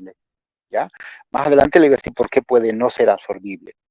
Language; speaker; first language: Spanish; native; Spanish